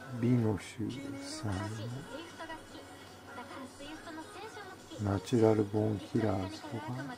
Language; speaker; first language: Japanese; native; Japanese